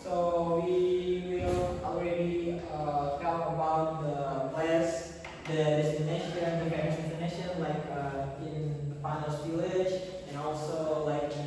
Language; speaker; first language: English; non-native, learner; Indonesian